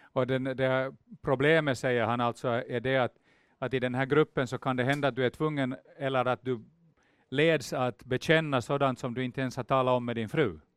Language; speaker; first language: Swedish; native; Swedish